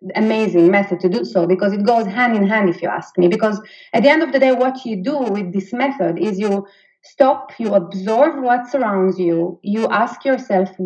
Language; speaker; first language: English; non-native, fluent; Hebrew